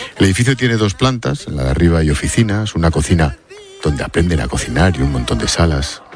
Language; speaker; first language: Spanish; native; Spanish